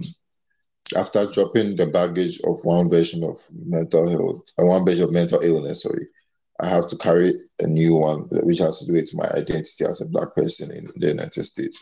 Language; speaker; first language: English; non-native, local second language; Akan